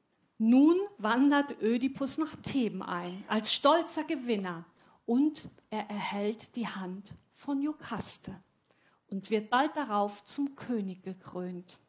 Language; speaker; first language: German; native; German